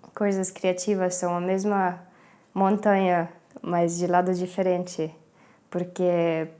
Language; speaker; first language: Portuguese; non-native, fluent; Estonian